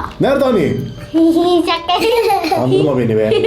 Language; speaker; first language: Turkish; native; Turkish